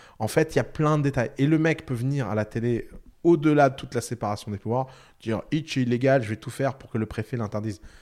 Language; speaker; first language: French; early bilingual, other home language; Arabic